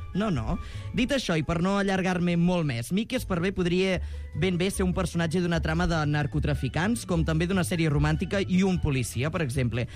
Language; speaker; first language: Catalan; native; Catalan